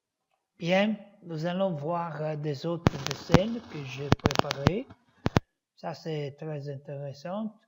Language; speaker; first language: French; non-native, learner; Italian